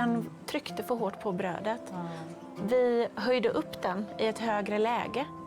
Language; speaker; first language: Swedish; native; Swedish